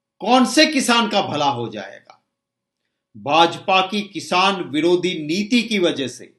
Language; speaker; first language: Hindi; non-native, local second language; Gujarati